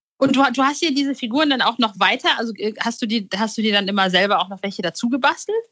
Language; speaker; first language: German; native; German